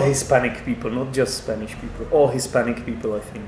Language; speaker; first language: English; non-native, fluent; Czech